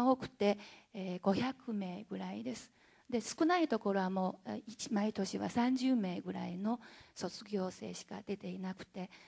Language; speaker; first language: Japanese; non-native, fluent; Chinese